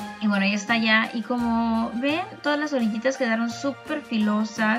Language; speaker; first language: Spanish; native; Spanish